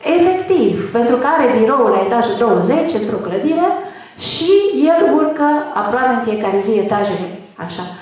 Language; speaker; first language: Romanian; native; Romanian